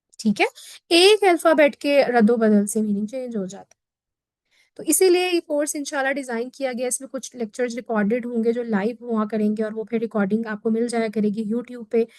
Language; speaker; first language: Urdu; native; Urdu